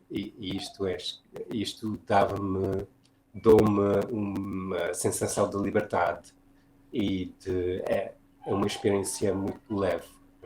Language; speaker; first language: Portuguese; non-native, fluent; English